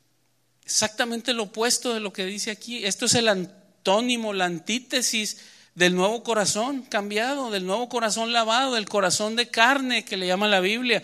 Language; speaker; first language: Spanish; native; Spanish